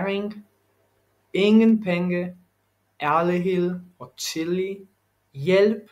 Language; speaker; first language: Danish; non-native, learner; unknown